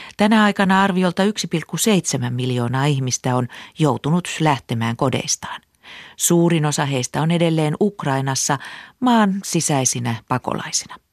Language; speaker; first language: Finnish; native; Finnish